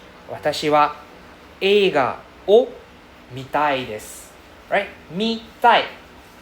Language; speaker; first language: Japanese; non-native, fluent; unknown